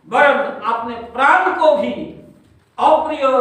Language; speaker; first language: Hindi; non-native, local second language; Bangla